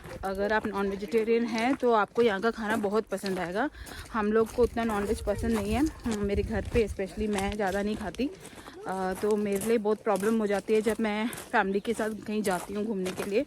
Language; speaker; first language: Hindi; non-native, local second language; Malayalam